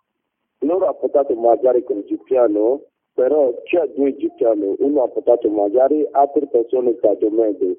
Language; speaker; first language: Italian; non-native, learner; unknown